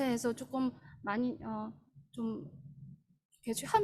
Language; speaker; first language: Korean; non-native, fluent; Chinese